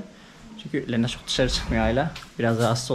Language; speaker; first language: Turkish; native; Turkish